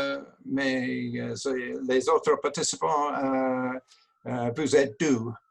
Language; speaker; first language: French; non-native, learner; English